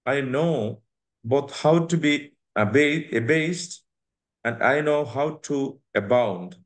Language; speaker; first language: English; non-native, local second language; Malayalam